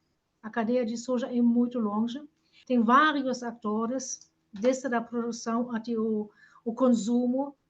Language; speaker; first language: Portuguese; non-native, fluent; German